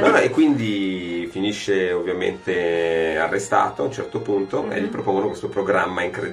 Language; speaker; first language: Italian; native; Italian